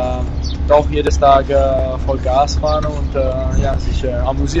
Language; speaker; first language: German; non-native, learner; Italian